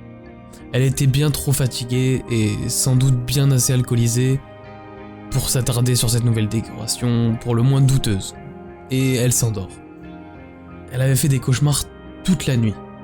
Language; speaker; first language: French; native; French